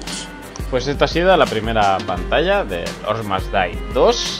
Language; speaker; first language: Spanish; native; Spanish